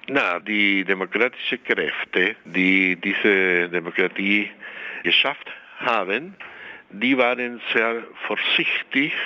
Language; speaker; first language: German; non-native, fluent; Spanish